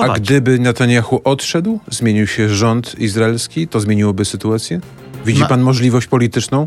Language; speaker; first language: Polish; native; Polish